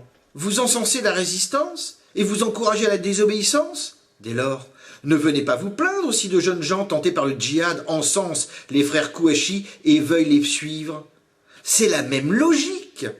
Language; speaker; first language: French; native; French